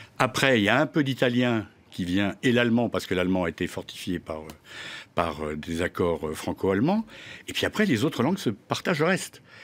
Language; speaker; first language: French; native; French